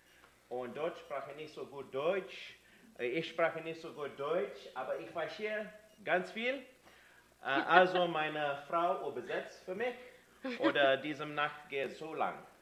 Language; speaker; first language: German; non-native, learner; English